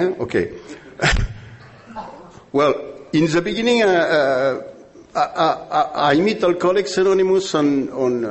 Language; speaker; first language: English; non-native, learner; French